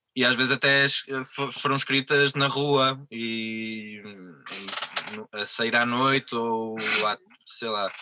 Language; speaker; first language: Portuguese; native; Portuguese